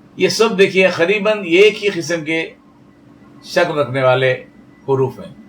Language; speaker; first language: Urdu; native; Urdu